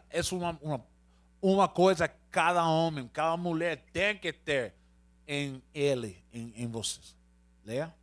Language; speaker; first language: Portuguese; non-native, learner; Spanish